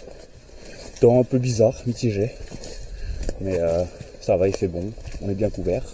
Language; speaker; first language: French; native; French